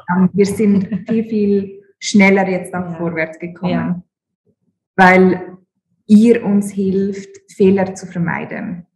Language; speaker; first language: German; native; German